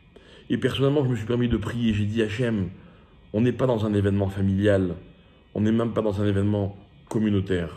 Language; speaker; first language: French; native; French